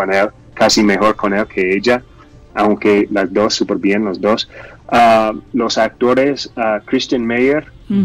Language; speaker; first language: Spanish; non-native, fluent; English